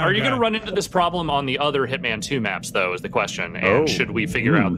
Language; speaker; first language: English; native; English